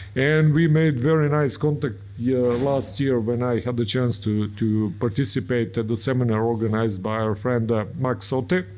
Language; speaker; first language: English; non-native, fluent; Serbian